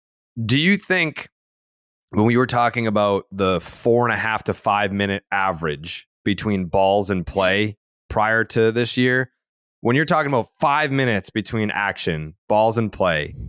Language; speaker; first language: English; native; English